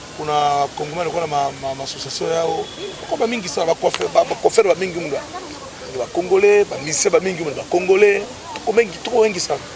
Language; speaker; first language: Swahili; non-native, local second language; Lingala